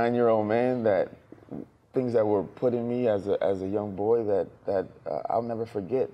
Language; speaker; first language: English; native; English